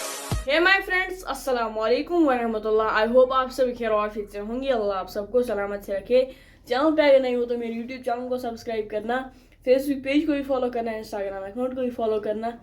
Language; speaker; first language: Hindi; non-native, local second language; Kashmiri